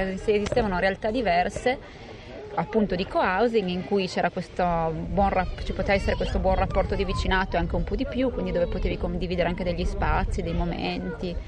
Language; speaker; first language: Italian; native; Italian